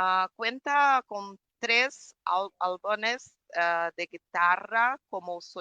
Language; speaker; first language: Spanish; non-native, fluent; Portuguese